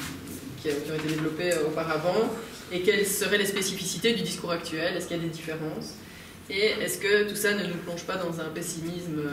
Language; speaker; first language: French; native; French